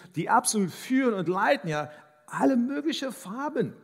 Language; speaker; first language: German; non-native, fluent; English